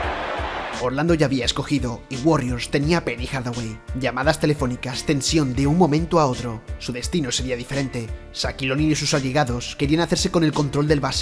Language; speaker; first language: Spanish; native; Spanish